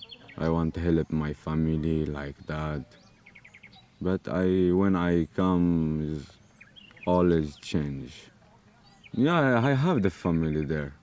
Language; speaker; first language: English; non-native, learner; Arabic